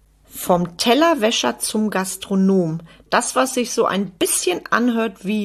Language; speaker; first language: German; native; German